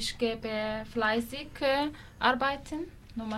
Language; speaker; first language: German; non-native, learner; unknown